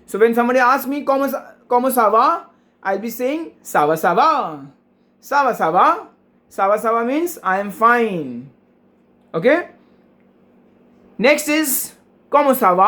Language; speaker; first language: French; non-native, fluent; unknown